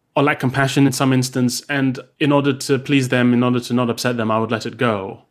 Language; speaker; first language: English; native; English